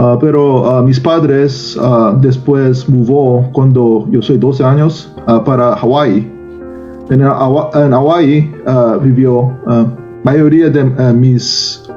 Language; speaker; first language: Spanish; non-native, learner; Korean